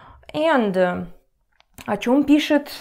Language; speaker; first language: Russian; non-native, learner; English